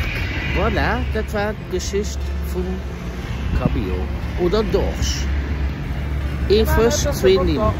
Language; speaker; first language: German; non-native, local second language; Luxembourgish